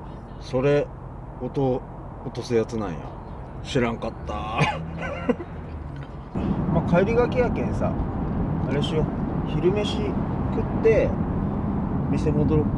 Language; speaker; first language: Japanese; native; Japanese